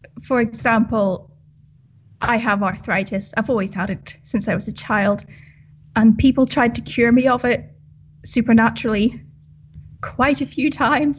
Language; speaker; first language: English; native; English